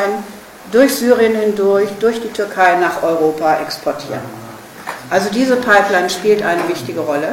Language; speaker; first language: German; native; German